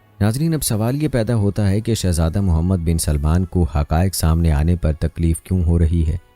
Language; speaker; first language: Urdu; native; Urdu